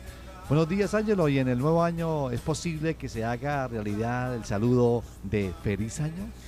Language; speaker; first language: Spanish; native; Spanish